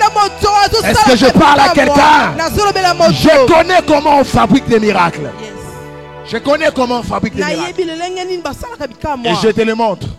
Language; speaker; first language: French; non-native, local second language; Lingala